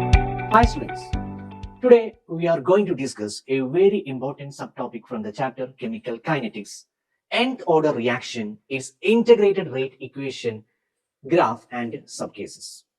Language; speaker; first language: English; non-native, local second language; Malayalam